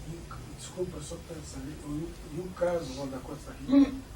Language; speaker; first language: Portuguese; native; Portuguese